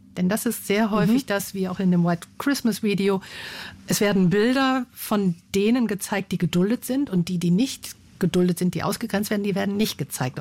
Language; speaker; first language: German; native; German